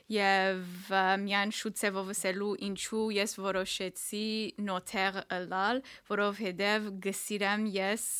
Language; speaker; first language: Armenian; early bilingual, heritage; Armenian